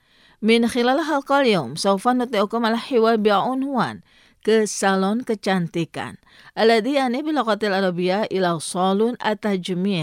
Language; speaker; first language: Arabic; non-native, fluent; Indonesian